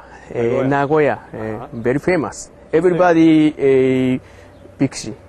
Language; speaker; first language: English; non-native, learner; Japanese